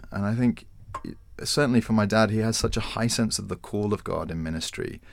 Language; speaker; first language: English; native; English